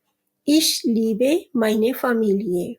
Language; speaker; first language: German; non-native, fluent; Urdu